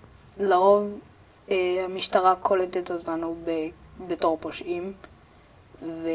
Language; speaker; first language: Hebrew; early bilingual, other home language; Amharic